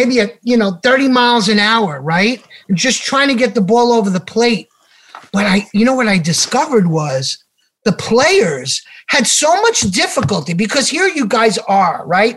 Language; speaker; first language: English; native; English